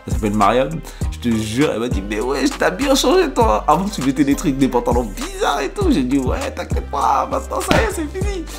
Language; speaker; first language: French; early bilingual, other home language; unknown